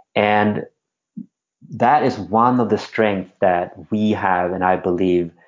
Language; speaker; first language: English; non-native, fluent; Swedish